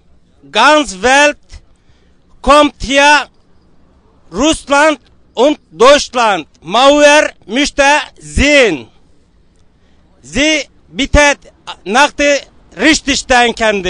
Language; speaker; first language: German; non-native, learner; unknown